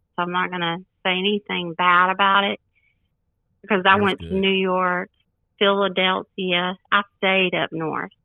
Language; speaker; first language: English; native; English